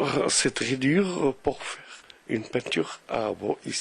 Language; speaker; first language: French; non-native, local second language; Arabic